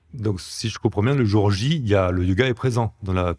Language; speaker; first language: French; native; French